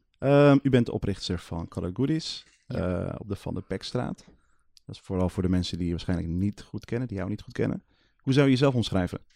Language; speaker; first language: Dutch; native; Dutch